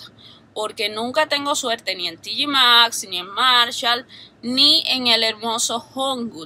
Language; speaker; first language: Spanish; native; Spanish